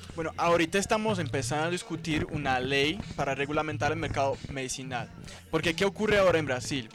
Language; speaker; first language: Spanish; non-native, fluent; Portuguese